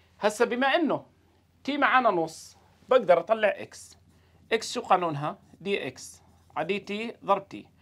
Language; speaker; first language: Arabic; native; Arabic